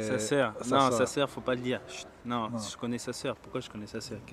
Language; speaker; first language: French; native; French